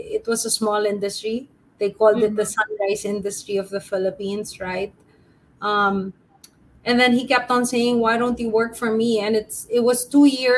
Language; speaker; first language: English; non-native, local second language; Filipino